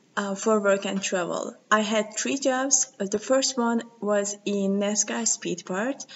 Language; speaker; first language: English; non-native, learner; Turkish